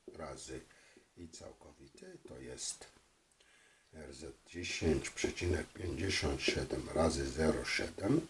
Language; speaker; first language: Polish; non-native, fluent; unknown